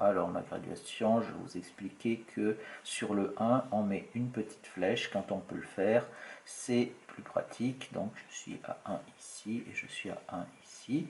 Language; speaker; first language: French; native; French